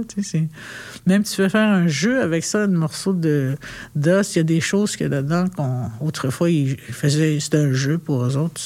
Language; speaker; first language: French; non-native, local second language; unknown